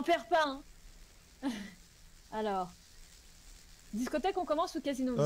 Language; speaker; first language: French; native; French